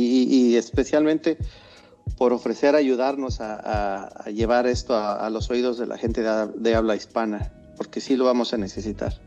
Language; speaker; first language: Spanish; non-native, fluent; English